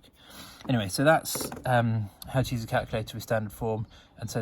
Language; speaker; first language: English; native; English